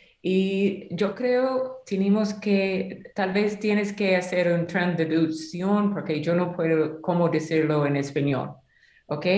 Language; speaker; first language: Spanish; non-native, learner; English